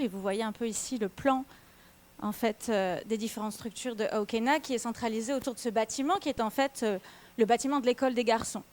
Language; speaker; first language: French; native; French